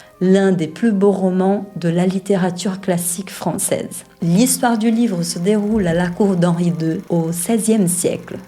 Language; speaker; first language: French; non-native, fluent; Portuguese